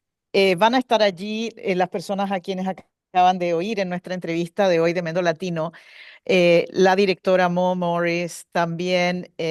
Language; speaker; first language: Spanish; native; Spanish